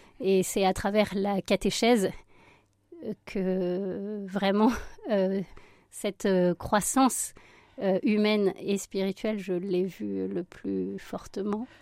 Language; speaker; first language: French; early bilingual, other home language; Spanish